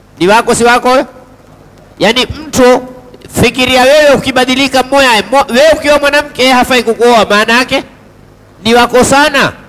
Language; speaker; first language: Swahili; native; Swahili